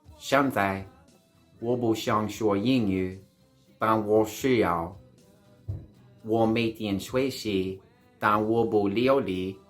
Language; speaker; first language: Chinese; non-native, learner; English